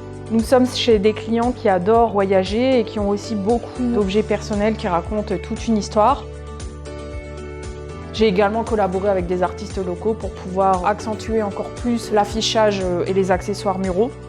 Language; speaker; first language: French; native; French